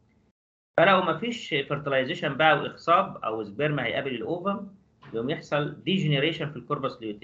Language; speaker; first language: Arabic; native; Arabic